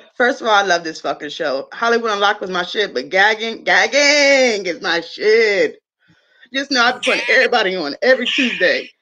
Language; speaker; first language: English; native; English